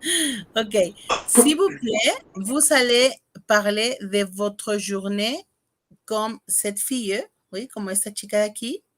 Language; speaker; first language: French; non-native, fluent; Spanish